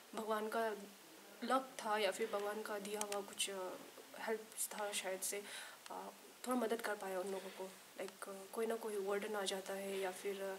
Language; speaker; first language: Hindi; non-native, local second language; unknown